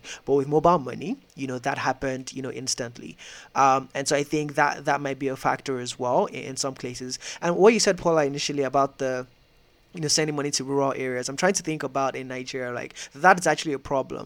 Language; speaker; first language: English; non-native, local second language; Yoruba